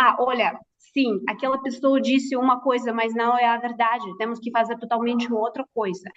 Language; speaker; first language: Portuguese; non-native, fluent; Russian